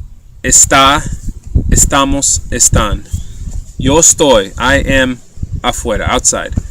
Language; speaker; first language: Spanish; non-native, fluent; English